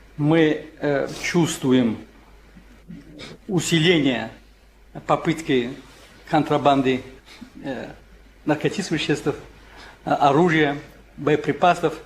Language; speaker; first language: Russian; non-native, local second language; Tajik